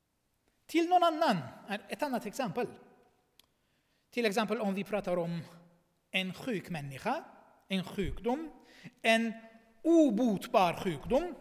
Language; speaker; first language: Swedish; non-native, fluent; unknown